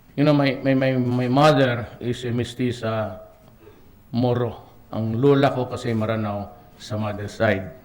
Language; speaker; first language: Filipino; non-native, local second language; Cebuano